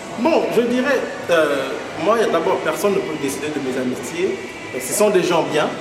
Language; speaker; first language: French; non-native, local second language; Lingala